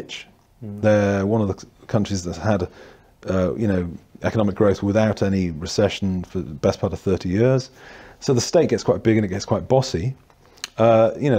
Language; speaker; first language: English; native; English